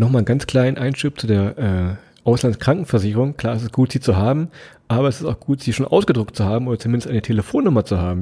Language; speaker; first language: German; native; German